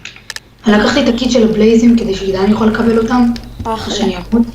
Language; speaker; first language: Hebrew; native; Hebrew